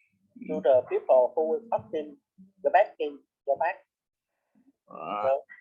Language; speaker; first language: English; non-native, learner; Vietnamese